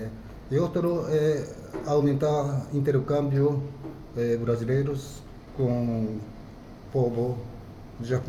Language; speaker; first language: Portuguese; non-native, fluent; Japanese